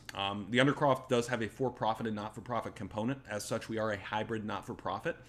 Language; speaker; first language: English; native; English